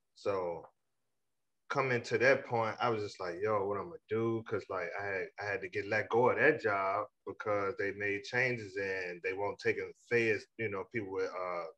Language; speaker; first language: English; native; English